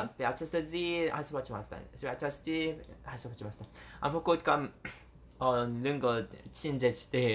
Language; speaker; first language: Romanian; non-native, learner; Korean